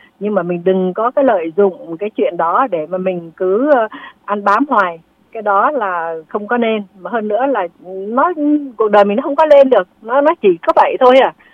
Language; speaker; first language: Vietnamese; native; Vietnamese